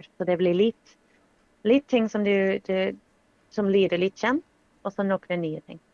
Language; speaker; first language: Norwegian; non-native, fluent; English